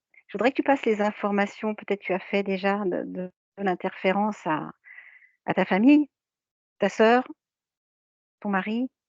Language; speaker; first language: French; native; French